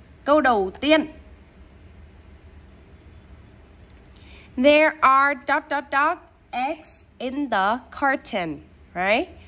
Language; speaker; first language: English; non-native, fluent; Vietnamese